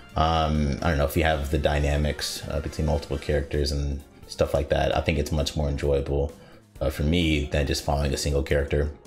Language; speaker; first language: English; native; English